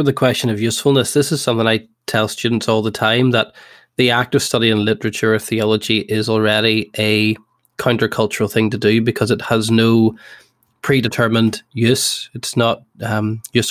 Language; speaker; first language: English; native; English